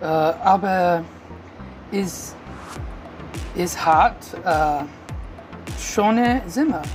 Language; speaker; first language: German; non-native, learner; English